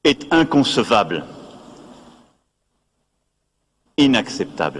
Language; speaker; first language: French; native; French